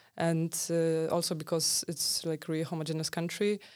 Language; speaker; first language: English; non-native, fluent; Polish